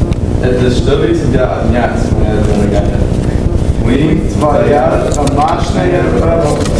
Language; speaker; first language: Russian; non-native, learner; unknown